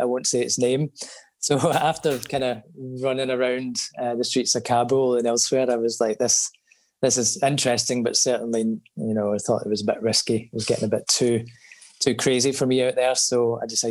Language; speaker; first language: English; native; English